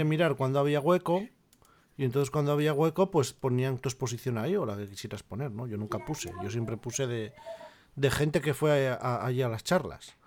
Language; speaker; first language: Spanish; native; Spanish